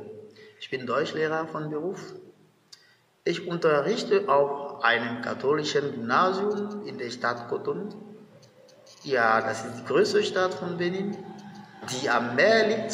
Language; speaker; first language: German; non-native, fluent; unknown